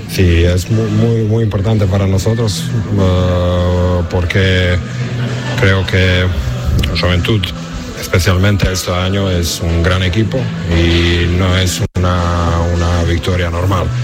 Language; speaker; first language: Spanish; non-native, learner; English